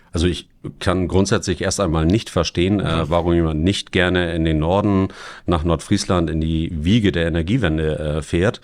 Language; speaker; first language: German; native; German